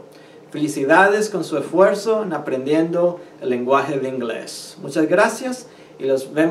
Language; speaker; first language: Spanish; early bilingual, heritage; Spanish